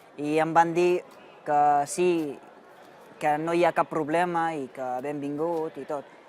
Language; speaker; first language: Catalan; non-native, fluent; Arabic